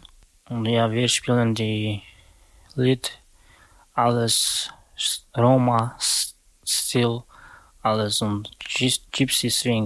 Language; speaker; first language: German; non-native, learner; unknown